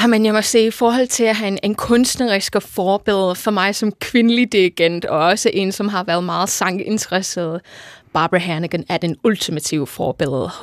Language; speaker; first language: Danish; non-native, fluent; English